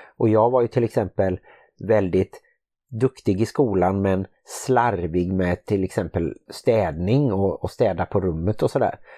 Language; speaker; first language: Swedish; native; Swedish